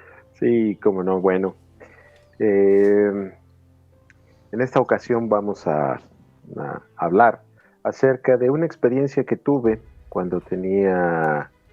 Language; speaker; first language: Spanish; native; Spanish